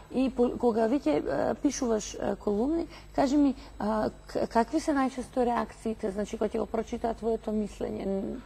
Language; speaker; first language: Macedonian; native; Macedonian